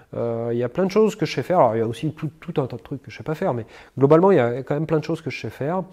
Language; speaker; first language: French; native; French